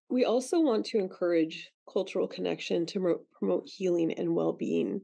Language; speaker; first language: English; native; English